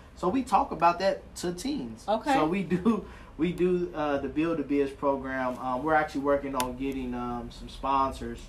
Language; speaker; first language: English; native; English